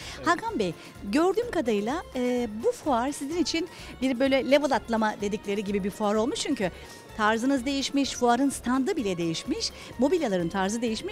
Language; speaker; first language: Turkish; native; Turkish